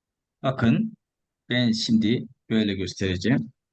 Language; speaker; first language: Turkish; non-native, fluent; Korean